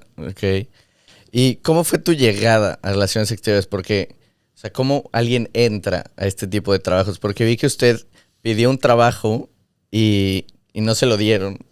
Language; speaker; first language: Spanish; native; Spanish